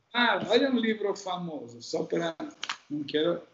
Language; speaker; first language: Portuguese; non-native, fluent; Italian